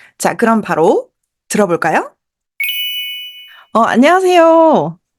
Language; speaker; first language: Korean; native; Korean